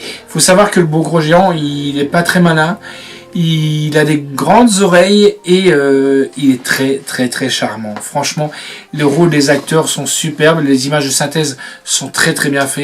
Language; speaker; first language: French; native; French